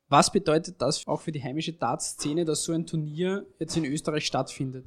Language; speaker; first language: German; native; German